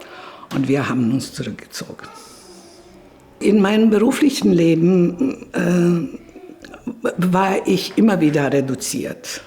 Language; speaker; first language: German; non-native, fluent; Serbian